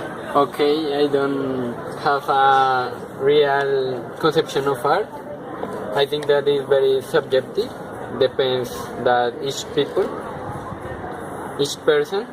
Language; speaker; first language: English; non-native, learner; Spanish